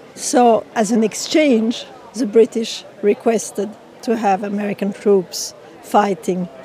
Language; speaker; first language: English; non-native, fluent; French